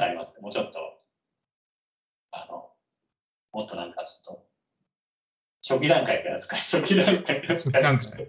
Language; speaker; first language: Japanese; native; Japanese